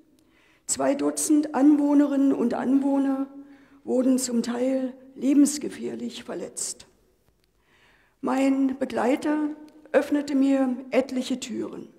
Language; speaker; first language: German; native; German